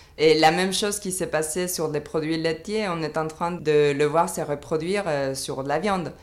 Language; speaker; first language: French; non-native, fluent; Spanish